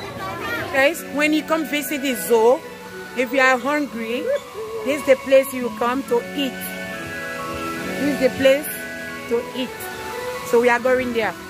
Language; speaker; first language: English; non-native, learner; French